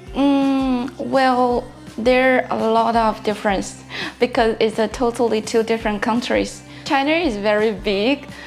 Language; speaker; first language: English; non-native, fluent; Chinese